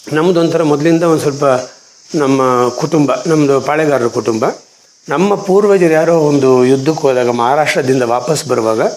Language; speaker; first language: Kannada; non-native, local second language; Konkani